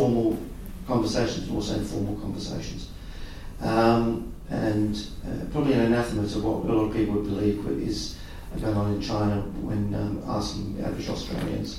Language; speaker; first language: English; native; English